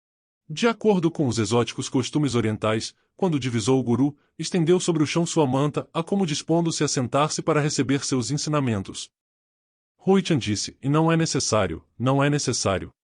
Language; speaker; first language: Portuguese; native; Portuguese